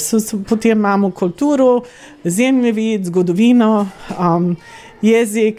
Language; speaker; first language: Slovenian; early bilingual, heritage; Slovenian